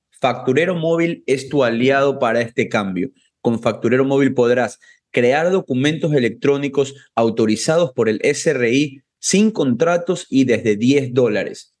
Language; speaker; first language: Spanish; native; Spanish